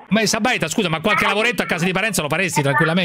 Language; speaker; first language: Italian; native; Italian